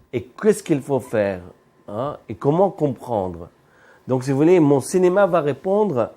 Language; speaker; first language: French; non-native, fluent; Arabic